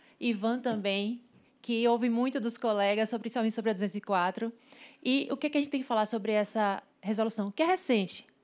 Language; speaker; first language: Portuguese; native; Portuguese